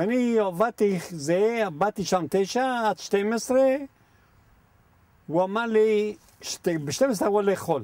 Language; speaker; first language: Hebrew; non-native, fluent; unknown